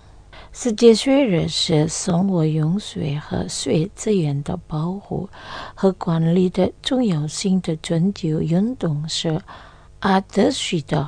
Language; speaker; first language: Chinese; non-native, learner; Indonesian